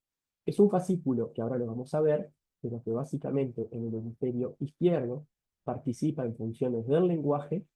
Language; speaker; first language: Spanish; native; Spanish